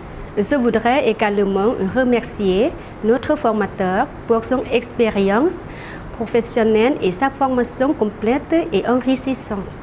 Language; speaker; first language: French; non-native, fluent; Lao